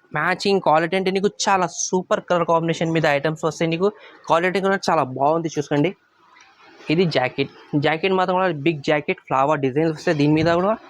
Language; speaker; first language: Telugu; non-native, local second language; Urdu